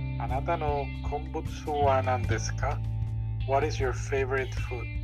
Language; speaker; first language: Japanese; non-native, learner; English